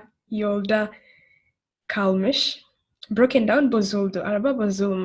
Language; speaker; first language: Turkish; non-native, learner; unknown